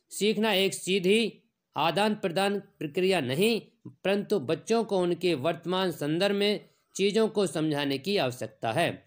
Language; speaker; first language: Hindi; native; Hindi